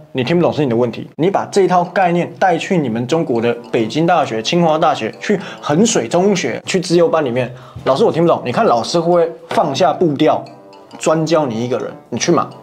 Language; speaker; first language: Chinese; native; Chinese